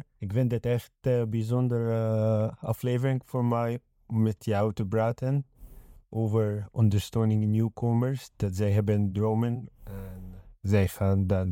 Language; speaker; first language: Dutch; non-native, learner; Arabic